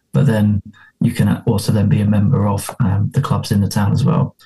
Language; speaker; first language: English; native; English